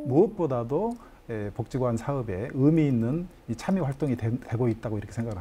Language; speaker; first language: Korean; native; Korean